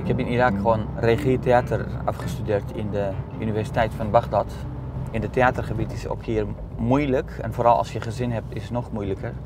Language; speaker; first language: Dutch; non-native, fluent; Arabic